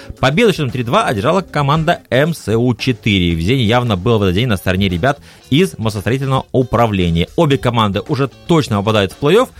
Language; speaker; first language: Russian; native; Russian